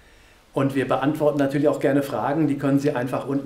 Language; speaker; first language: German; native; German